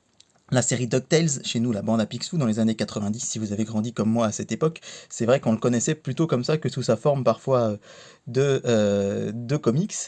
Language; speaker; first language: French; native; French